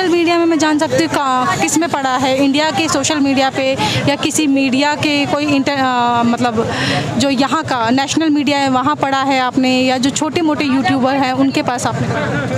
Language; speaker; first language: Hindi; native; Hindi